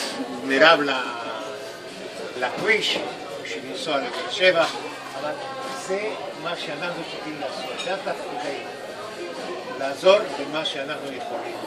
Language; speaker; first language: Hebrew; non-native, fluent; Spanish